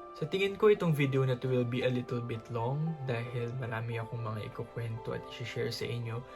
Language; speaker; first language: Filipino; native; Filipino